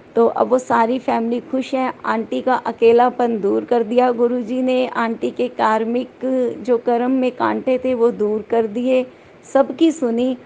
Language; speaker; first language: Hindi; native; Hindi